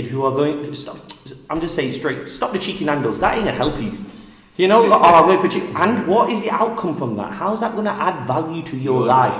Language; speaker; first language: English; native; English